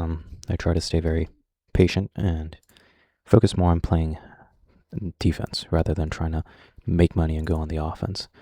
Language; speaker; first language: English; native; English